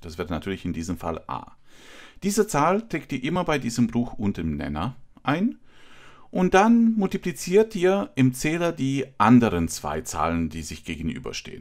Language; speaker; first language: German; non-native, fluent; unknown